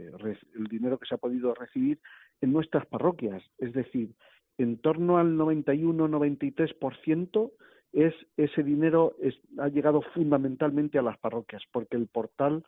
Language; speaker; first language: Spanish; native; Spanish